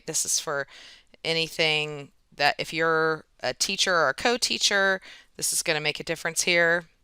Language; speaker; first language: English; native; English